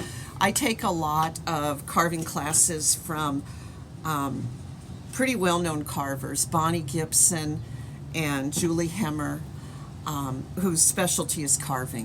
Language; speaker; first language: English; native; English